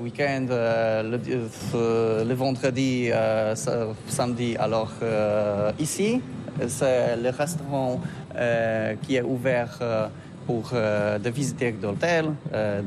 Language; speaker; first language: French; non-native, learner; Polish